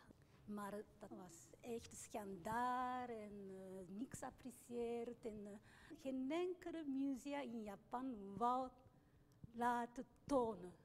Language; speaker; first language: Dutch; non-native, learner; Japanese